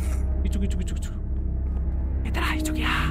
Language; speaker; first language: Korean; native; Korean